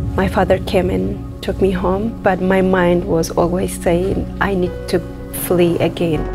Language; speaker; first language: English; non-native, fluent; Tigrinya